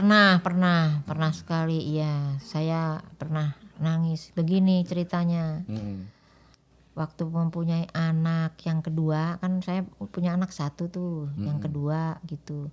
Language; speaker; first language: Indonesian; native; Indonesian